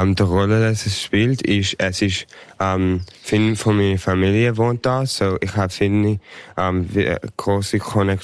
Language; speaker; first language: German; early bilingual, heritage; English